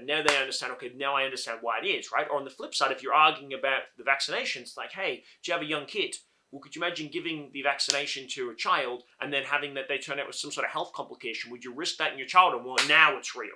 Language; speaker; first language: English; native; English